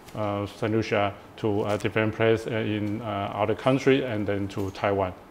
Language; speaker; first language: English; non-native, fluent; Chinese